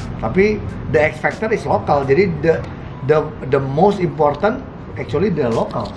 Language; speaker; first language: English; non-native, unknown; Indonesian